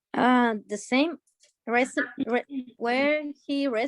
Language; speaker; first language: English; non-native, learner; Spanish